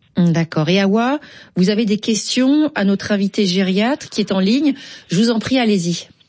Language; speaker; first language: French; native; French